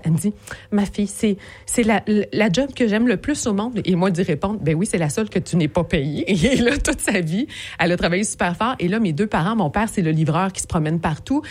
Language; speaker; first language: French; early bilingual, other home language; Portuguese